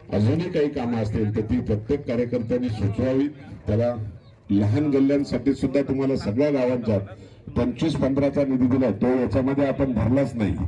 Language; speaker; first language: Marathi; native; Marathi